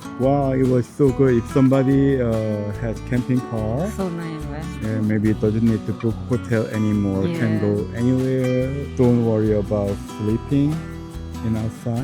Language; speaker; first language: English; non-native, learner; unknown